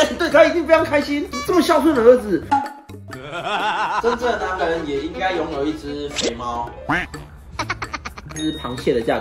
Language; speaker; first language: Chinese; native; Chinese